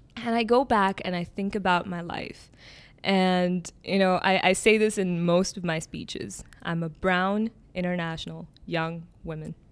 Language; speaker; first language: English; early bilingual, other home language; Arabic